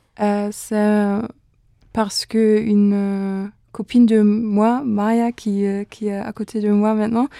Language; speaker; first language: French; non-native, fluent; German